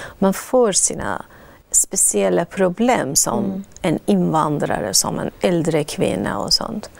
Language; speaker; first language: Swedish; non-native, fluent; Persian